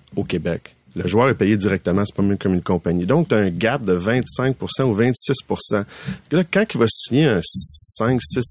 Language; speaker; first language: French; native; French